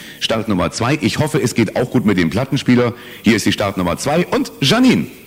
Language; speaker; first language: German; native; German